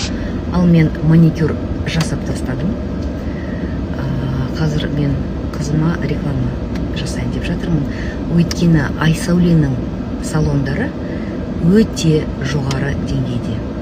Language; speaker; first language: Kazakh; non-native, local second language; Russian